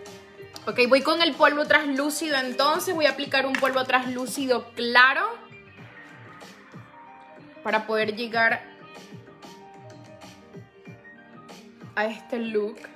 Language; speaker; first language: Spanish; native; Spanish